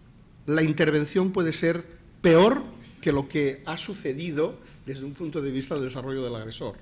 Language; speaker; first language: Spanish; native; Spanish